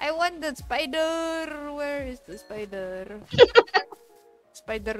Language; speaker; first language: English; non-native, fluent; Indonesian